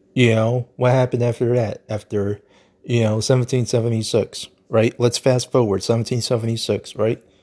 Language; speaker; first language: English; native; English